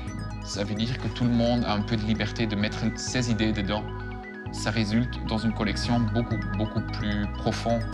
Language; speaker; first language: French; non-native, fluent; Dutch